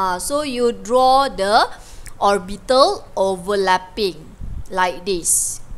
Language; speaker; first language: English; non-native, local second language; Malay